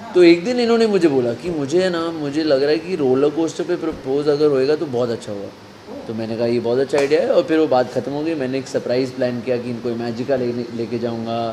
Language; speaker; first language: Hindi; native; Hindi